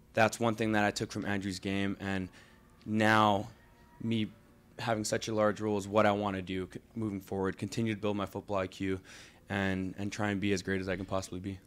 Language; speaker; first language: English; native; English